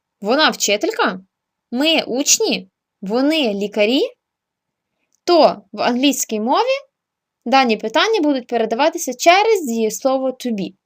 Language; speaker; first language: Ukrainian; native; Ukrainian